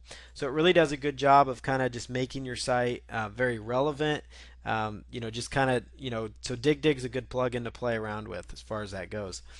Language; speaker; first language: English; native; English